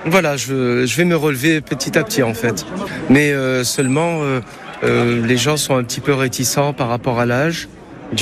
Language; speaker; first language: French; non-native, local second language; Arabic